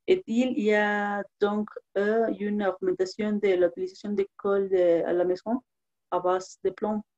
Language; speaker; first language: French; non-native, learner; Spanish